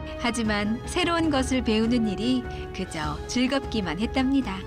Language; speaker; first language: Korean; native; Korean